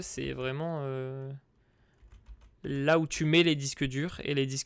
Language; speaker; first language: French; native; French